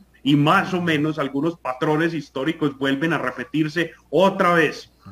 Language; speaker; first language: Spanish; native; Spanish